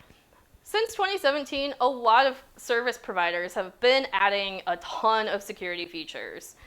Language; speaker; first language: English; native; English